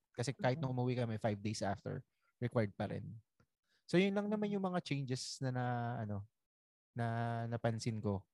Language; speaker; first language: Filipino; native; Filipino